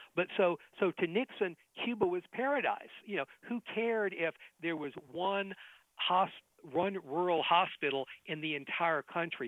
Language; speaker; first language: English; native; English